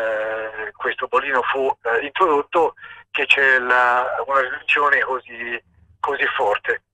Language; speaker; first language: Italian; native; Italian